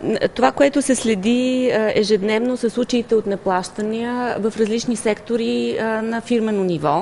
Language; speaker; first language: Bulgarian; native; Bulgarian